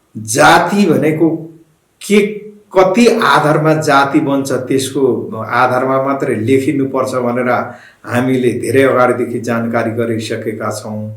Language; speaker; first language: Nepali; non-native, local second language; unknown